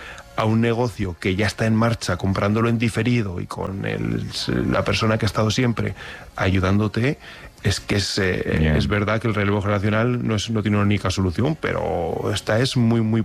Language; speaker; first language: Spanish; native; Spanish